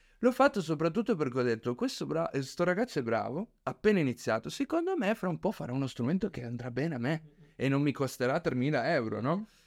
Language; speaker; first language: Italian; early bilingual, other home language; Spanish